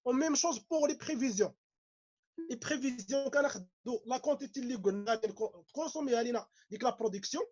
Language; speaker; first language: French; non-native, local second language; Arabic